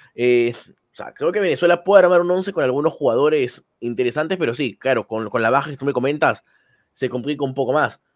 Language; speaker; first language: Spanish; native; Spanish